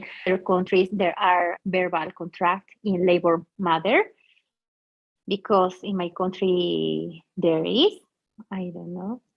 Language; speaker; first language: English; non-native, learner; Spanish